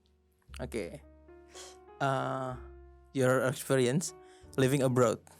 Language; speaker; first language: English; non-native, learner; Indonesian